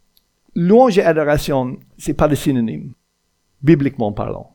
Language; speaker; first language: French; non-native, fluent; English